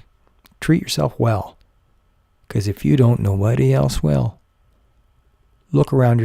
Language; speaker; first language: English; native; English